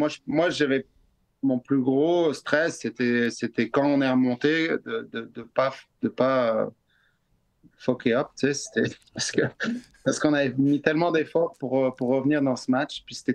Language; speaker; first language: French; native; French